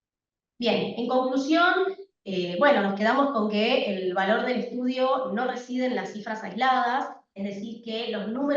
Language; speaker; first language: Spanish; native; Spanish